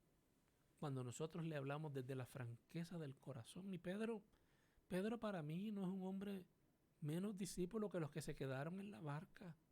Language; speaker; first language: Spanish; native; Spanish